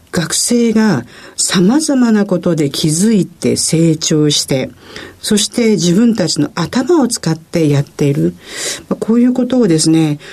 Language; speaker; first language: Japanese; native; Japanese